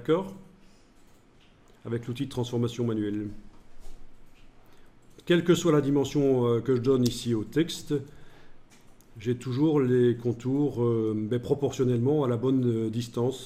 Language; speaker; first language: French; native; French